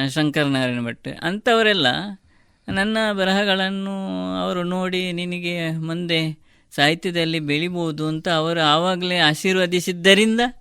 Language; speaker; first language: Kannada; non-native, local second language; Tulu